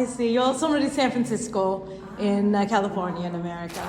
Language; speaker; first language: Italian; non-native, learner; English